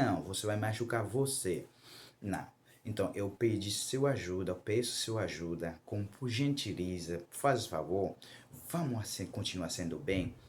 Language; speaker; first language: Portuguese; non-native, local second language; Haitian Creole